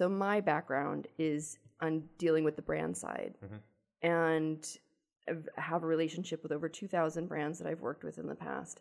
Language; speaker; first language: English; native; English